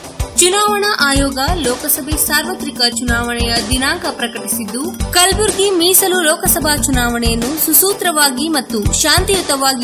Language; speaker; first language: Kannada; native; Kannada